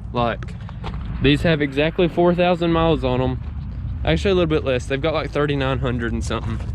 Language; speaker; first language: English; native; English